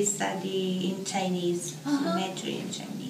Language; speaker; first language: English; non-native, fluent; Italian